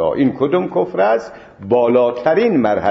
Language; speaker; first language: Persian; native; Persian